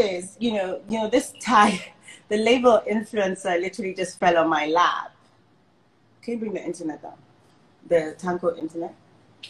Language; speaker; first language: English; non-native, local second language; Igbo